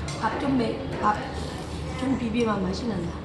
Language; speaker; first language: Korean; non-native, learner; Vietnamese